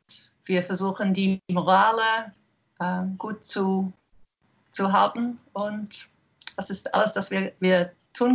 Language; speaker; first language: German; non-native, learner; English